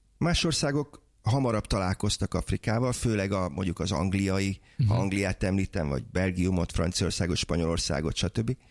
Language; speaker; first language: Hungarian; native; Hungarian